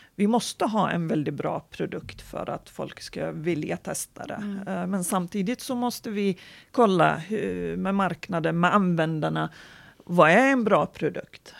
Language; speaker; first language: Swedish; non-native, fluent; Arabic